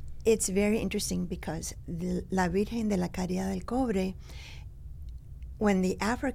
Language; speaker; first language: English; early bilingual, other home language; Spanish